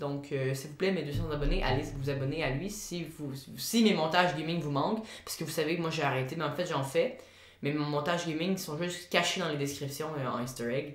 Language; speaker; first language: French; native; French